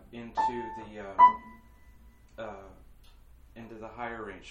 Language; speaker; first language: English; native; English